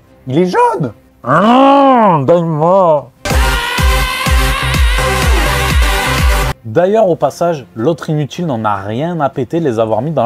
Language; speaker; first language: French; native; French